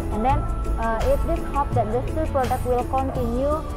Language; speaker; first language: English; non-native, local second language; Malay